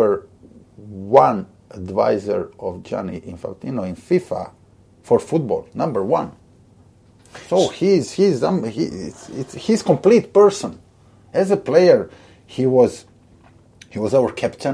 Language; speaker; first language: English; non-native, fluent; Croatian